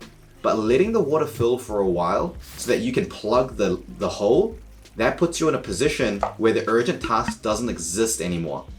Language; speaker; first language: English; native; English